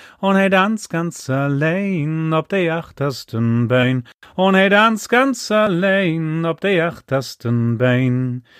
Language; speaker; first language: German; native; German